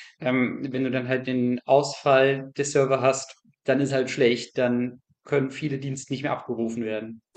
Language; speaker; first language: German; native; German